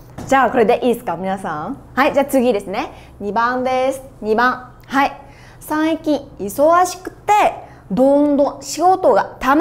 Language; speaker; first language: Japanese; non-native, fluent; Vietnamese